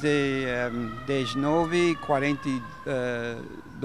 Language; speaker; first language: Portuguese; non-native, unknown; English